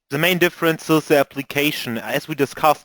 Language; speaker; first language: English; non-native, fluent; German